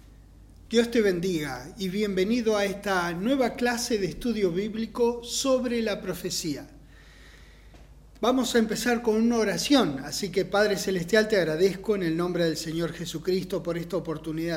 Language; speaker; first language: Spanish; native; Spanish